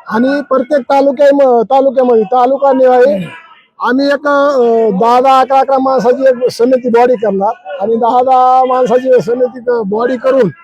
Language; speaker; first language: Marathi; non-native, local second language; Lambadi